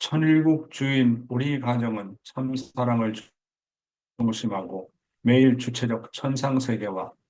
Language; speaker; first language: Korean; native; Korean